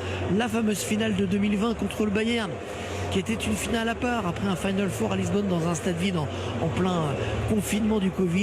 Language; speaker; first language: French; native; French